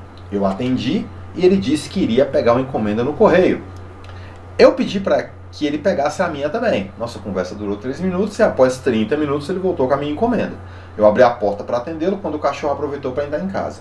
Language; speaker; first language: Portuguese; native; Portuguese